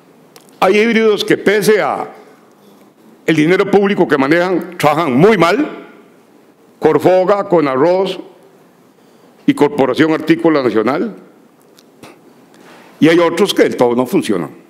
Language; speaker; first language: Spanish; native; Spanish